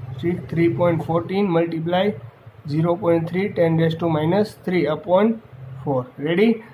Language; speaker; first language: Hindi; non-native, local second language; Gujarati